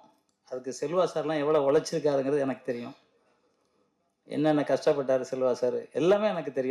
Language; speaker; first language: Tamil; native; Tamil